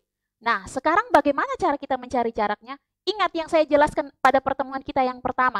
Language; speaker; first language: Indonesian; native; Indonesian